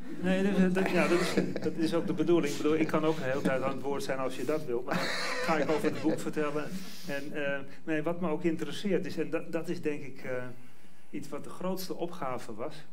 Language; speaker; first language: Dutch; native; Dutch